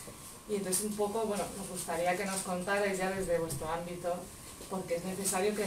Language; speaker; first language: Spanish; native; Spanish